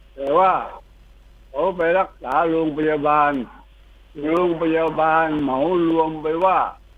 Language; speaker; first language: Thai; native; Thai